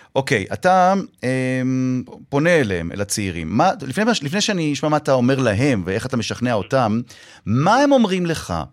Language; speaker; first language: Hebrew; native; Hebrew